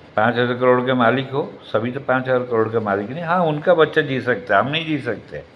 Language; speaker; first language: Hindi; non-native, local second language; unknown